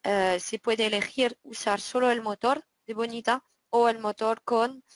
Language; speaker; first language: Spanish; non-native, fluent; French